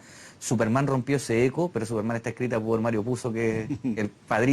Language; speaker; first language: Spanish; native; Spanish